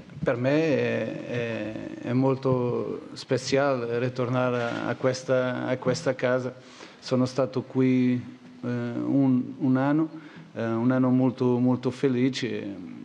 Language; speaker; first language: Italian; non-native, fluent; Portuguese